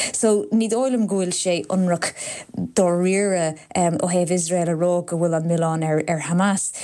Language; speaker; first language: Irish; non-native, local second language; English